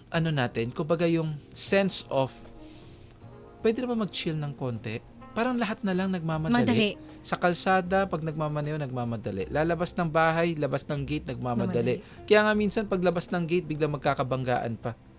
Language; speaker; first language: Filipino; native; Filipino